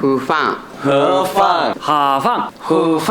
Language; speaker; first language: Chinese; non-native, learner; Japanese